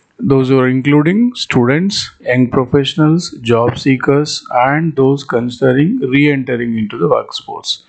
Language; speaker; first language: English; non-native, local second language; Telugu